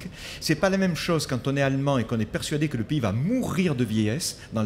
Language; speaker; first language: French; native; French